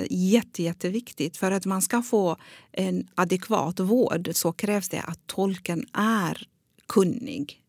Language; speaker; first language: Swedish; non-native, fluent; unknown